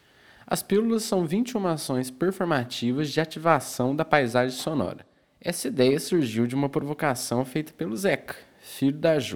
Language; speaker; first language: Portuguese; native; Portuguese